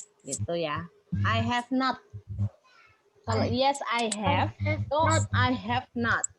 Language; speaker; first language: English; non-native, fluent; Indonesian